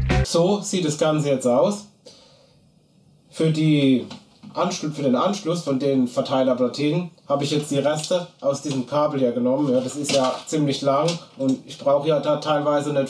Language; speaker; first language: German; native; German